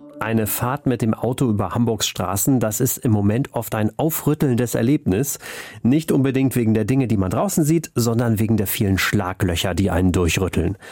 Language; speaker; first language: German; native; German